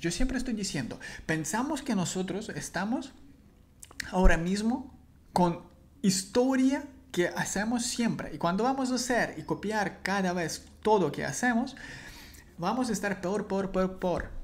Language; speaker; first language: Spanish; non-native, learner; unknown